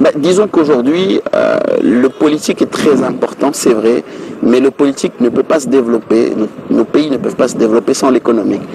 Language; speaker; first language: French; non-native, local second language; Wolof